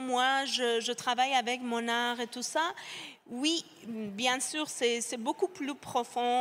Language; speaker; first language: French; non-native, fluent; Persian